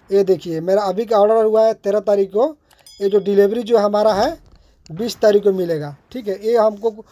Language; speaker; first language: Hindi; native; Hindi